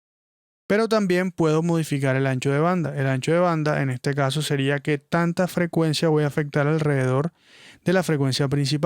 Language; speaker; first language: Spanish; native; Spanish